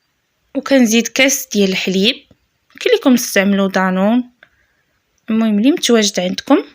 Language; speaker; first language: Arabic; native; Arabic